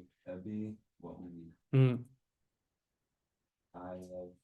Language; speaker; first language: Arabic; non-native, learner; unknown